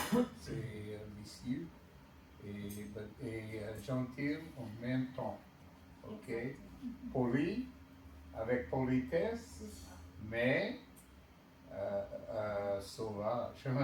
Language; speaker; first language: French; non-native, learner; English